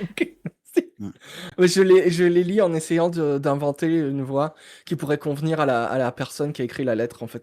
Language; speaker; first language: French; native; French